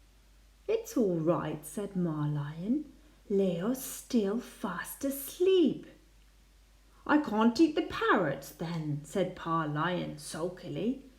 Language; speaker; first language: English; non-native, fluent; Spanish